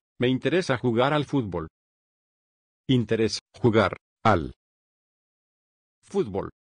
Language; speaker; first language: Spanish; non-native, learner; Swedish